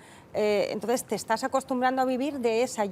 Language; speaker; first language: Spanish; native; Spanish